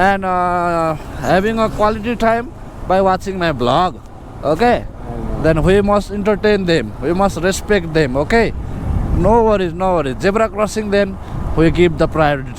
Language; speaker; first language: English; non-native, learner; Nepali